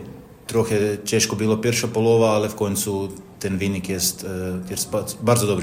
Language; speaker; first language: Polish; non-native, learner; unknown